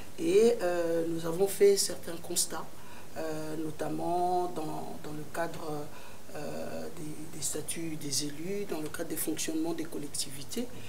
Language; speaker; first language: French; non-native, local second language; Lingala